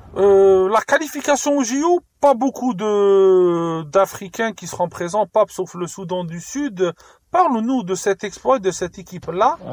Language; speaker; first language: French; non-native, local second language; Arabic